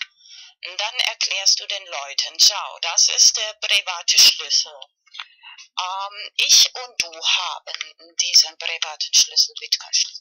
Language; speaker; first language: German; non-native, learner; Spanish